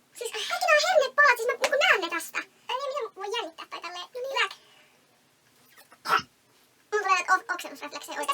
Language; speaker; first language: Finnish; native; Finnish